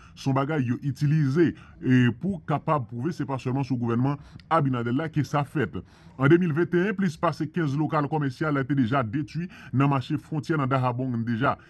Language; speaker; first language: Haitian Creole; non-native, fluent; Spanish